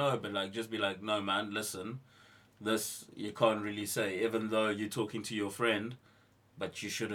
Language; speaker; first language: English; non-native, local second language; Xhosa